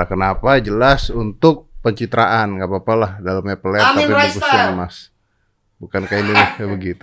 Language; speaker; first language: Indonesian; native; Indonesian